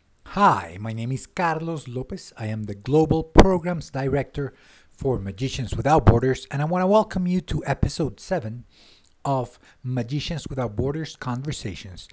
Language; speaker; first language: English; non-native, fluent; Spanish